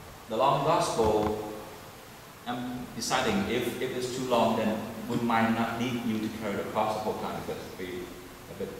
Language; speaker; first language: English; non-native, fluent; Vietnamese